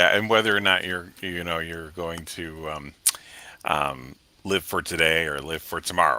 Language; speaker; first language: English; native; English